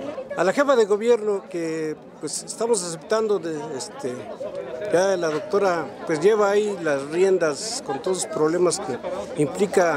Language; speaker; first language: Spanish; native; Spanish